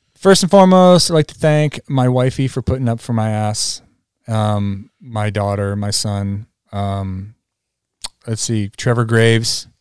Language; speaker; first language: English; native; English